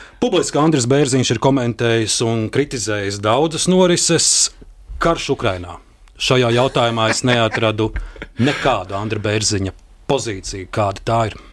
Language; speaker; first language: Latvian; native; Latvian